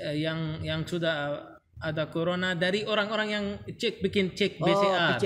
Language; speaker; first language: Indonesian; non-native, learner; Arabic